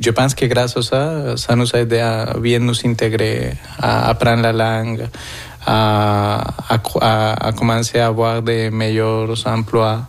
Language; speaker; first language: French; non-native, fluent; Spanish